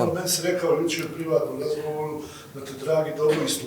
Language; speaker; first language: Bosnian; native; Bosnian